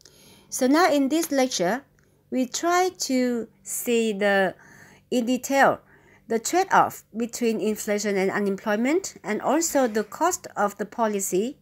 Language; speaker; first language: English; non-native, fluent; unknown